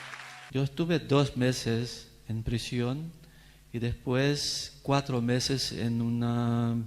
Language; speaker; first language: Spanish; non-native, fluent; Portuguese